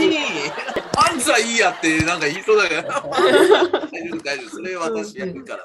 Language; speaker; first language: Japanese; native; Japanese